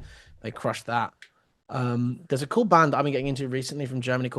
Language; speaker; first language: English; native; English